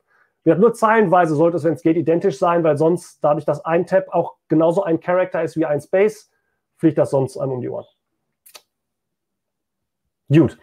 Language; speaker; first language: German; native; German